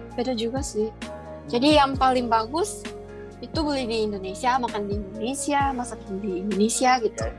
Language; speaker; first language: Indonesian; non-native, fluent; Japanese